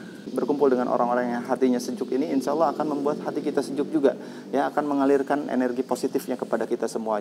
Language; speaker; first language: Indonesian; native; Indonesian